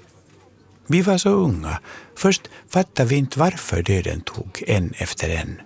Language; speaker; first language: Swedish; native; Swedish